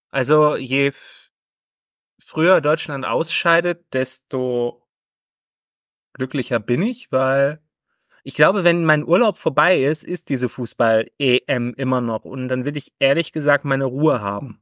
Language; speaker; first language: German; native; German